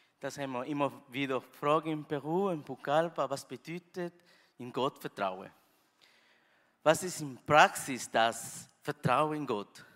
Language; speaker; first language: German; non-native, learner; Spanish